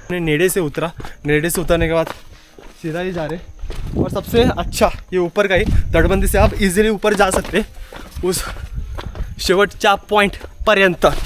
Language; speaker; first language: Hindi; non-native, local second language; Marathi